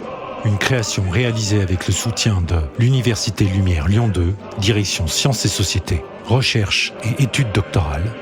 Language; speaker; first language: French; native; French